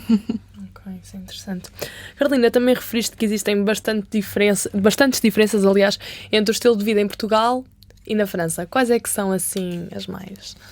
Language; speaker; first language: Portuguese; native; Portuguese